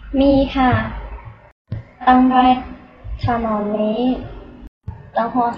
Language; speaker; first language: Thai; non-native, learner; Chinese